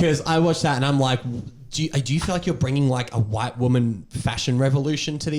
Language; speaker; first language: English; native; English